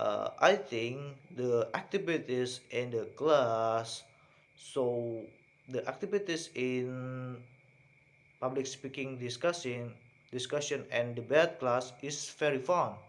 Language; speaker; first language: English; non-native, learner; Indonesian